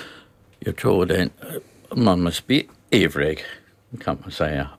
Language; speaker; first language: Swedish; non-native, learner; English